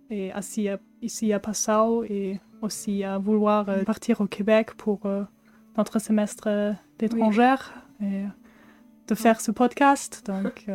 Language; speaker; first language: French; non-native, fluent; German